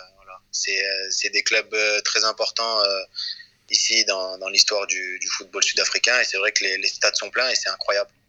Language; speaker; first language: French; early bilingual, other home language; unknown